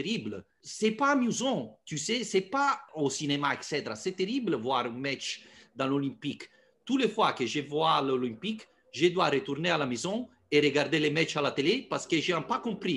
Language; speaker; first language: French; non-native, fluent; Italian